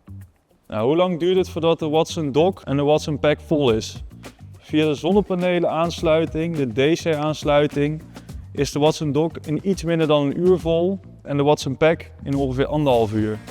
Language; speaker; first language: Dutch; native; Dutch